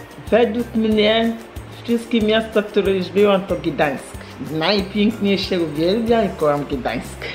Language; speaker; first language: Polish; non-native, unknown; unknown